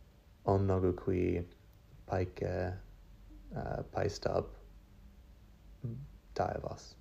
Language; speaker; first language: Estonian; non-native, learner; English